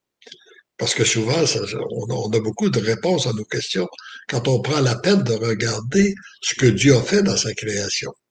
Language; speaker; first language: French; native; French